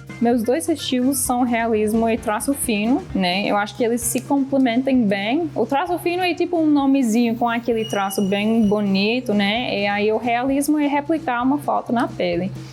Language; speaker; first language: Portuguese; non-native, fluent; English